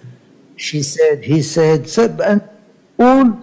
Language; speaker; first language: English; non-native, learner; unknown